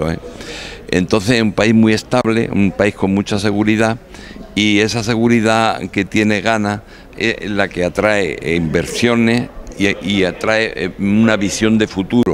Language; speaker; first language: Spanish; native; Spanish